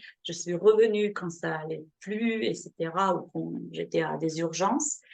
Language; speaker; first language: French; non-native, fluent; Slovenian